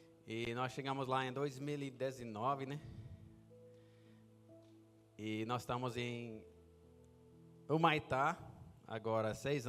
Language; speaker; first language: Portuguese; non-native, fluent; English